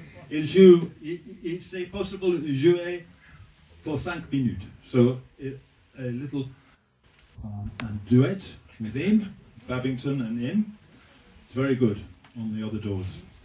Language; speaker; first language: English; native; English